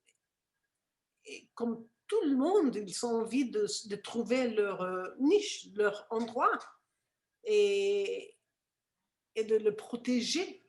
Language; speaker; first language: French; non-native, fluent; Spanish